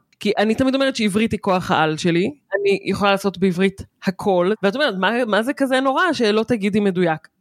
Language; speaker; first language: Hebrew; native; Hebrew